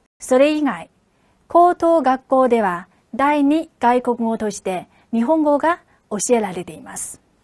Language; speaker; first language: Japanese; non-native, fluent; Chinese